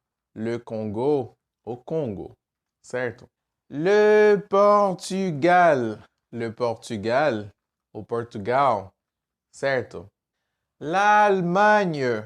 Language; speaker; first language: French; non-native, fluent; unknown